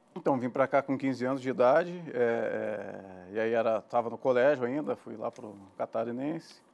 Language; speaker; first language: Portuguese; native; Portuguese